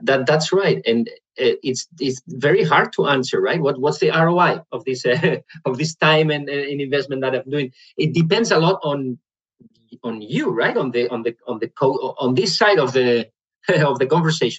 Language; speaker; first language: English; non-native, fluent; Spanish